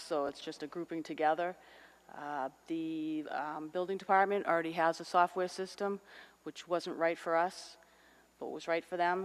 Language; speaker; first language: English; native; English